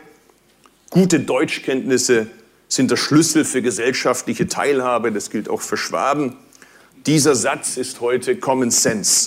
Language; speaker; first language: German; early bilingual, other home language; Turkish